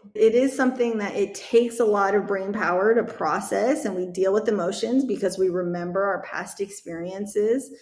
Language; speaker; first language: English; native; English